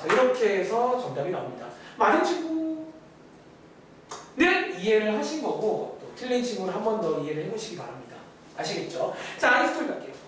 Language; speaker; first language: Korean; native; Korean